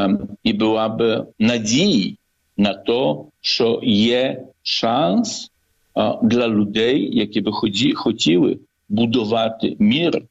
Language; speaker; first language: Polish; non-native, learner; Ukrainian